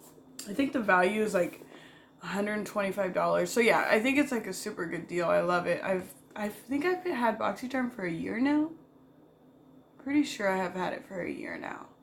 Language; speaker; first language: English; native; English